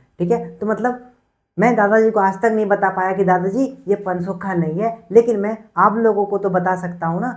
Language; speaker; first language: Hindi; native; Hindi